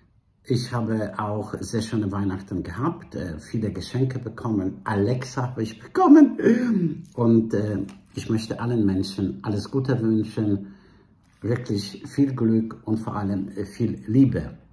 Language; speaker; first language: German; non-native, fluent; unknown